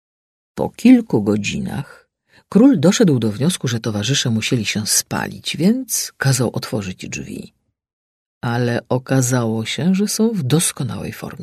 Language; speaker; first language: Polish; native; Polish